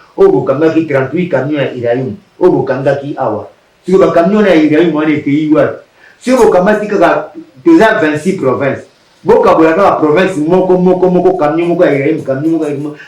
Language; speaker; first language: Lingala; non-native, local second language; Kongo